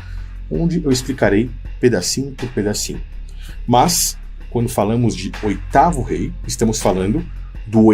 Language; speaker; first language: Portuguese; native; Portuguese